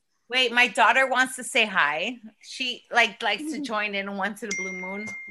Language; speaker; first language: English; early bilingual, other home language; Spanish